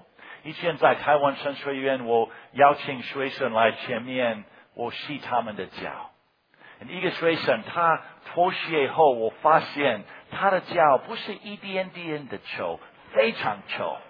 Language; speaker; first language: Chinese; non-native, fluent; English